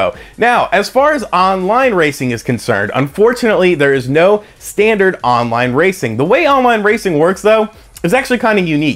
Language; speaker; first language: English; native; English